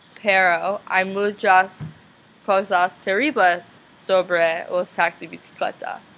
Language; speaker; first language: Spanish; non-native, learner; English